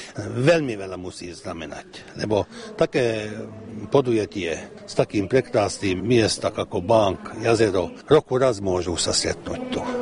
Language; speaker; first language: Slovak; early bilingual, heritage; Slovak